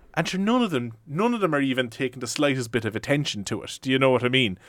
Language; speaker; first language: English; native; English